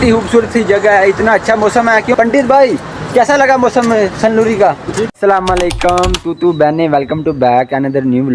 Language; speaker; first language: Hindi; non-native, local second language; Punjabi